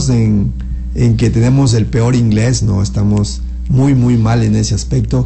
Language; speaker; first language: Spanish; native; Spanish